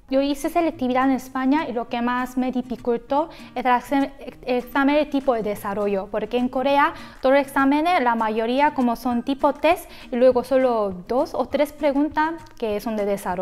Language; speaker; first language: Spanish; non-native, fluent; Korean